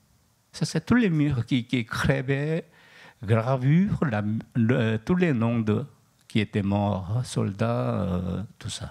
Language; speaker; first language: French; non-native, learner; Korean